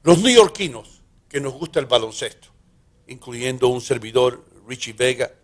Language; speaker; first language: Spanish; early bilingual, heritage; Spanish